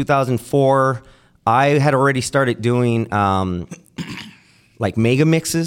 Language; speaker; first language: English; native; English